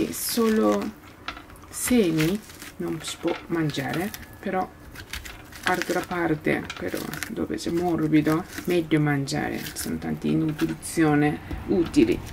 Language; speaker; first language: Italian; non-native, learner; Japanese